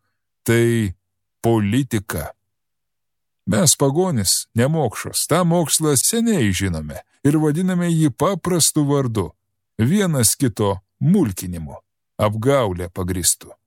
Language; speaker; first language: Lithuanian; native; Lithuanian